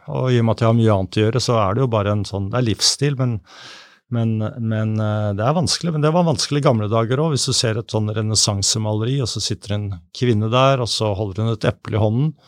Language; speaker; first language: Norwegian; native; Norwegian